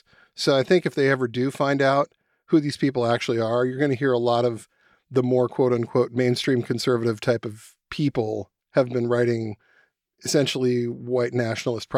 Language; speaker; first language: English; native; English